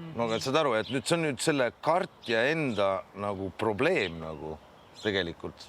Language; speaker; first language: Estonian; non-native, local second language; Russian